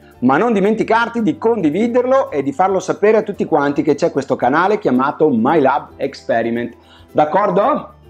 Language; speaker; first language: Italian; native; Italian